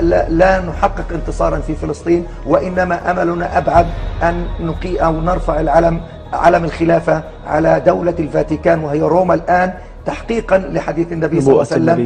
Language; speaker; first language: Arabic; native; Arabic